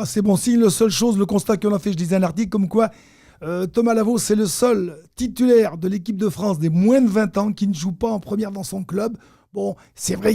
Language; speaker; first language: French; native; French